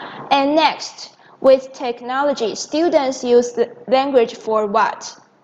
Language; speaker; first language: English; non-native, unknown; Chinese